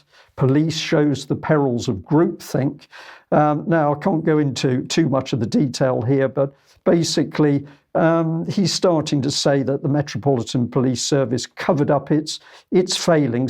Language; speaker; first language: English; native; English